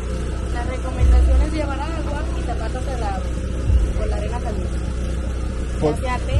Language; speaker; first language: Spanish; native; Spanish